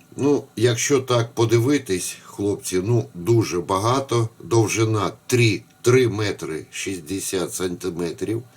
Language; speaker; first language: Ukrainian; non-native, local second language; Russian